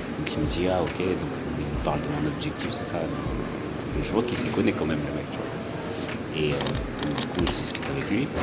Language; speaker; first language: French; native; French